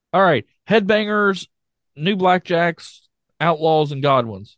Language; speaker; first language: English; native; English